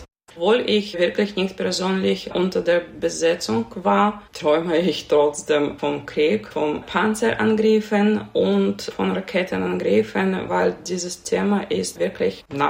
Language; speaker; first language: German; non-native, fluent; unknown